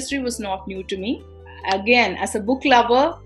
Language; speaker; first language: English; non-native, local second language; Tamil